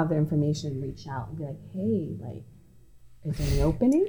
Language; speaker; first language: English; non-native, local second language; Cantonese